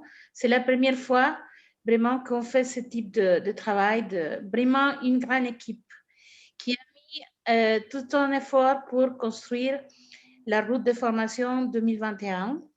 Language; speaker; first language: French; non-native, fluent; Spanish